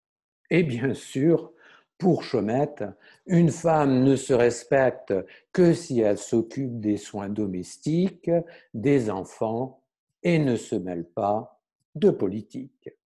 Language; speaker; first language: French; native; French